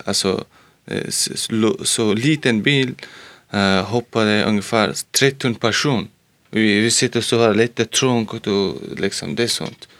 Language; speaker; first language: Swedish; non-native, learner; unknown